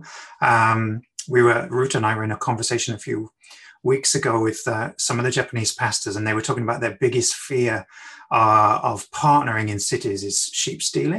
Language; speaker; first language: English; native; English